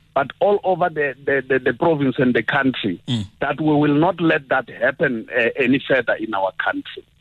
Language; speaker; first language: English; non-native, local second language; Tsonga